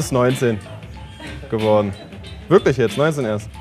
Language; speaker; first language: German; native; German